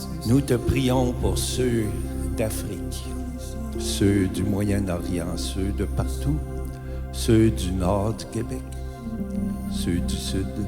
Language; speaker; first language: French; native; French